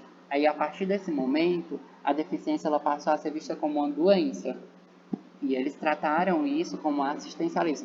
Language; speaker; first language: Portuguese; native; Portuguese